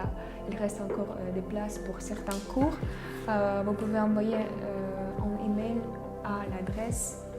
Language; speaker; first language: French; non-native, fluent; Russian